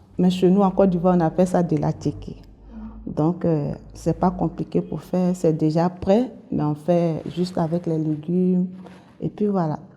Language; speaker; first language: French; native; French